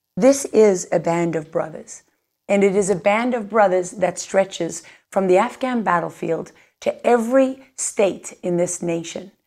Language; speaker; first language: English; native; English